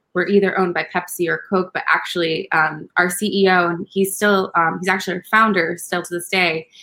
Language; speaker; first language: English; early bilingual, other home language; Spanish